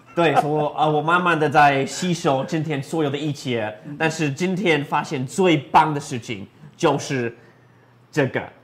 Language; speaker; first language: Chinese; non-native, fluent; English